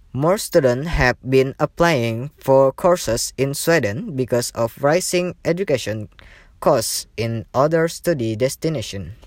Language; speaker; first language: English; non-native, learner; Indonesian